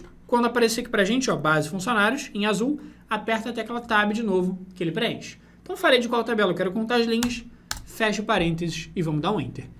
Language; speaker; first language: Portuguese; native; Portuguese